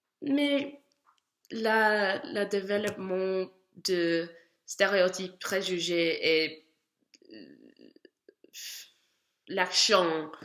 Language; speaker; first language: French; non-native, learner; English